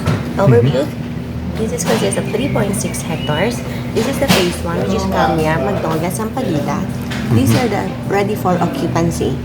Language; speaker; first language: English; non-native, local second language; Filipino